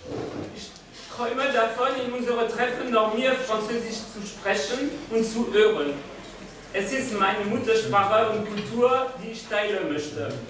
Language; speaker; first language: German; non-native, fluent; French